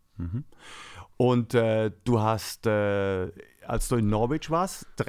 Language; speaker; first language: German; native; German